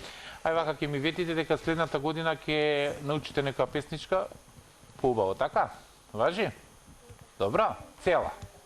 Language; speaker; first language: Macedonian; native; Macedonian